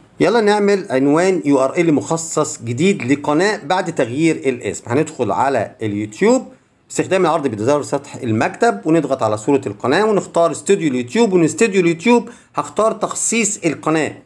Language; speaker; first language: Arabic; native; Arabic